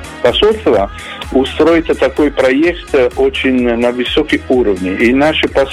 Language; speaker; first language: Russian; non-native, learner; Italian